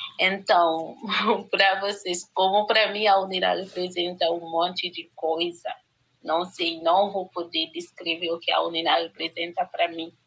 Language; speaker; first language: Portuguese; non-native, fluent; Haitian Creole